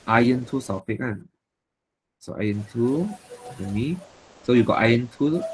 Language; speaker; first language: English; non-native, local second language; Chinese